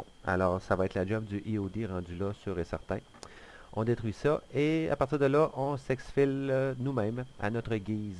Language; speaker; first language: French; native; French